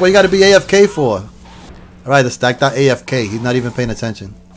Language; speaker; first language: English; early bilingual, other home language; Spanish